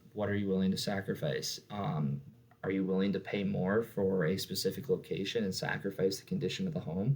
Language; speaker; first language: English; native; English